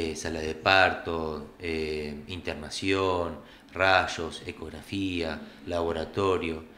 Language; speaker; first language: Spanish; native; Spanish